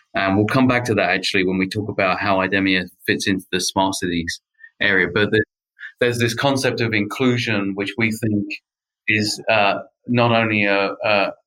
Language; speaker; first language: English; native; English